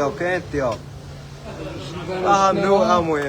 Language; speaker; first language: Arabic; native; Arabic